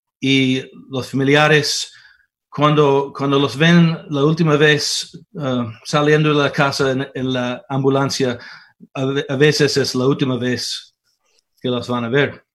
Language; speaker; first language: Spanish; non-native, fluent; English